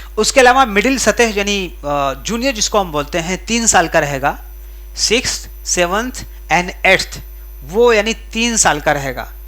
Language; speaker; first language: Urdu; native; Urdu